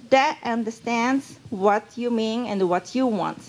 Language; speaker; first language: English; non-native, fluent; Japanese